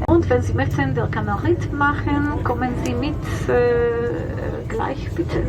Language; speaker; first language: German; non-native, fluent; Spanish